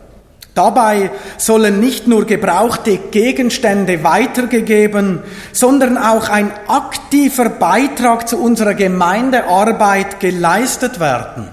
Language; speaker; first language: German; native; German